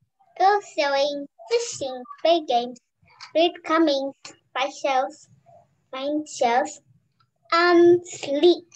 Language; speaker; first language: English; non-native, learner; Vietnamese